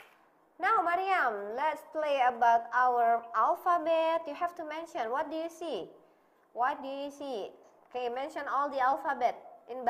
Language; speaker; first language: English; non-native, learner; Indonesian